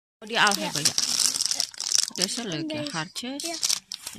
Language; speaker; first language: Dutch; non-native, local second language; Indonesian